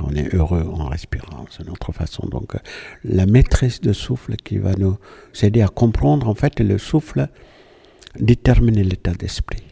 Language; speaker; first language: French; non-native, fluent; Malayalam